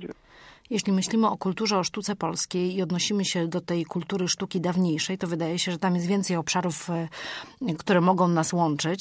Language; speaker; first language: Polish; native; Polish